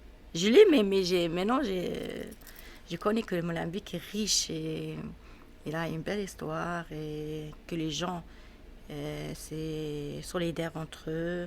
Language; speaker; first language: French; non-native, learner; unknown